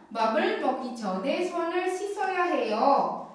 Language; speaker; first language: Korean; non-native, fluent; Indonesian